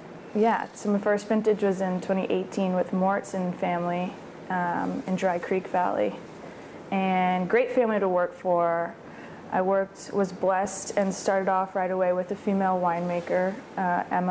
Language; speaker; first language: English; native; English